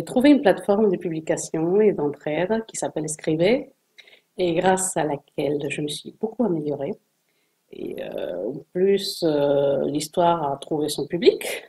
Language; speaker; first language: French; non-native, fluent; Spanish